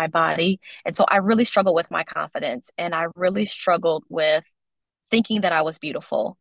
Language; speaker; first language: English; native; English